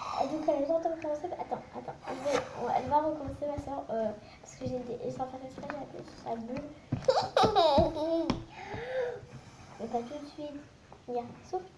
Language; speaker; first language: French; native; French